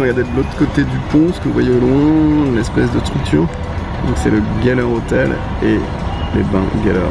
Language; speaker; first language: French; native; French